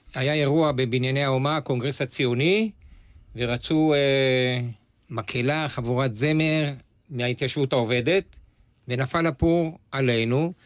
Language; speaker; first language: Hebrew; native; Hebrew